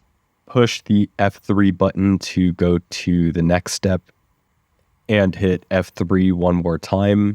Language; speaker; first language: English; native; English